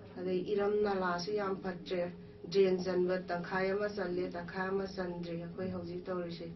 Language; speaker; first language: Manipuri; native; Manipuri